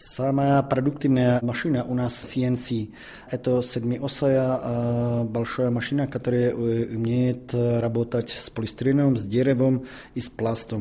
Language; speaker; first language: Russian; non-native, fluent; Czech